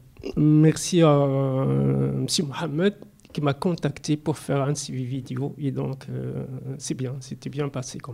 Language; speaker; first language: French; non-native, learner; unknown